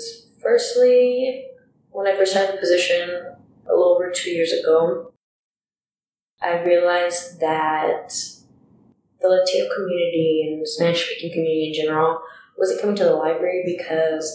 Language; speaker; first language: English; early bilingual, other home language; Spanish